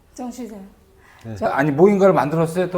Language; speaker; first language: Korean; native; Korean